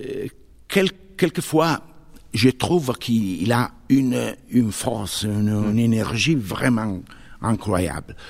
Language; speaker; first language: French; non-native, fluent; Italian